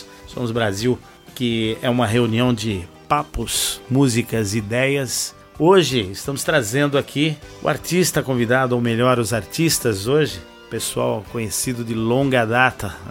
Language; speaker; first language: Portuguese; native; Portuguese